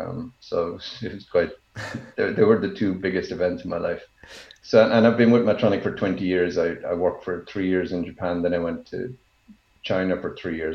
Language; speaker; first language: English; native; English